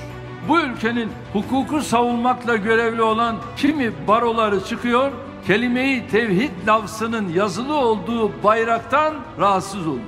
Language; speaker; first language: Turkish; native; Turkish